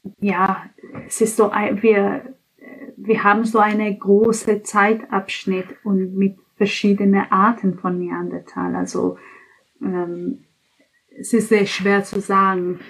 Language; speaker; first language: German; non-native, fluent; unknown